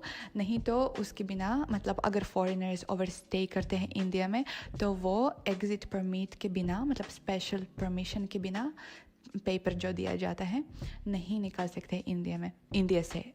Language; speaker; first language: Hindi; non-native, fluent; Russian